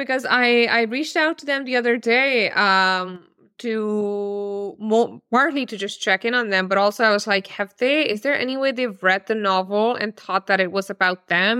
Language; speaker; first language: English; non-native, local second language; Urdu